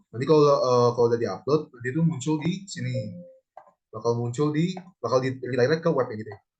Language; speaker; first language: Indonesian; native; Indonesian